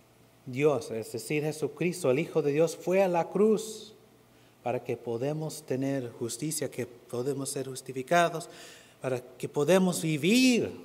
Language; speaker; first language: Spanish; non-native, fluent; English